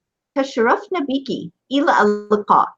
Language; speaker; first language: Arabic; non-native, fluent; English